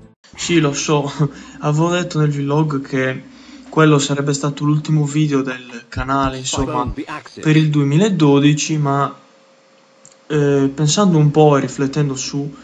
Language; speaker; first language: Italian; native; Italian